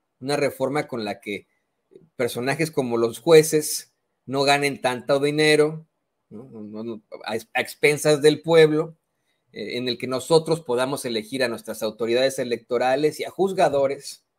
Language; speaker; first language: Spanish; native; Spanish